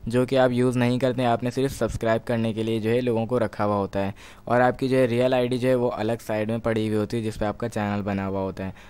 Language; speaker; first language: Hindi; native; Hindi